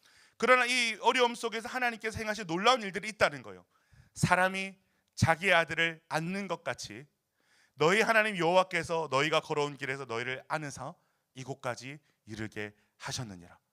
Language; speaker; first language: Korean; native; Korean